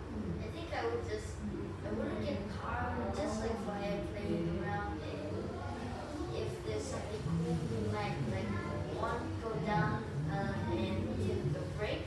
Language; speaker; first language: English; non-native, learner; Vietnamese